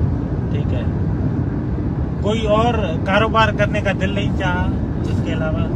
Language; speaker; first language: Hindi; non-native, local second language; Sindhi